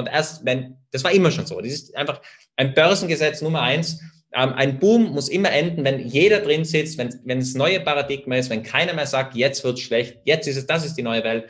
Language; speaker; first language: German; native; German